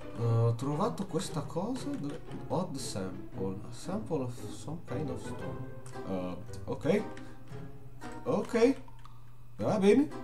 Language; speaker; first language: Italian; native; Italian